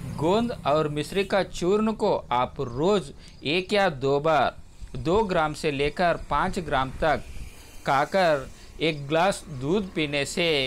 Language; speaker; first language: Hindi; non-native, local second language; Telugu